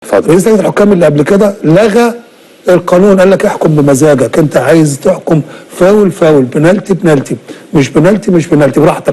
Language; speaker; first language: Arabic; native; Arabic